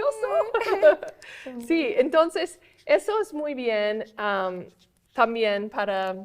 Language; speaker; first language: Spanish; non-native, fluent; English